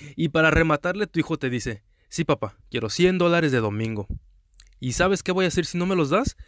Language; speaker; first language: Spanish; early bilingual, heritage; Spanish